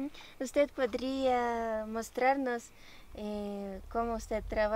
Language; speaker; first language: Spanish; non-native, learner; Ukrainian